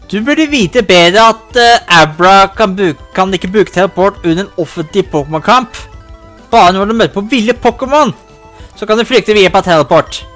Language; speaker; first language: Norwegian; native; Norwegian